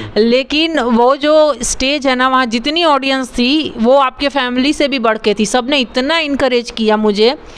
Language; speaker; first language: Hindi; native; Hindi